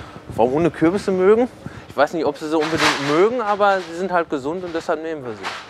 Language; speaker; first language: German; native; German